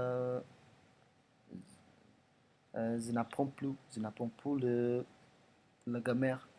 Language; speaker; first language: French; non-native, learner; Indonesian